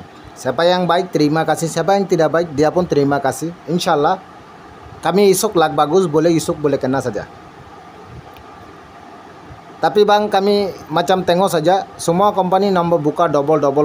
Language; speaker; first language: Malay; non-native, learner; Bangla